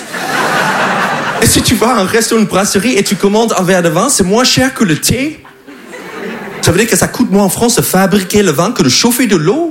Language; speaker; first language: French; non-native, fluent; English